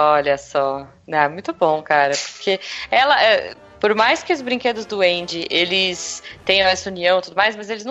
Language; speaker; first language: Portuguese; native; Portuguese